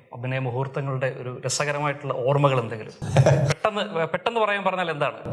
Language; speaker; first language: Malayalam; native; Malayalam